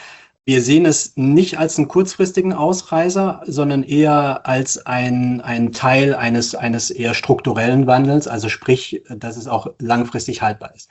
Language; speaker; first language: German; native; German